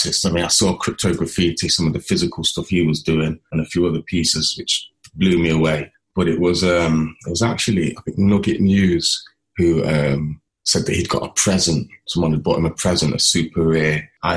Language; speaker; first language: English; native; English